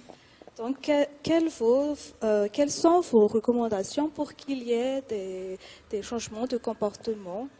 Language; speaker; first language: French; non-native, local second language; Malagasy